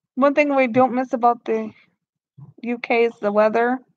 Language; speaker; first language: English; native; English